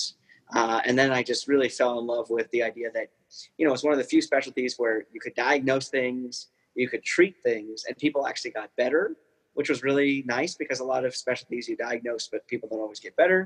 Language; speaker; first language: English; native; English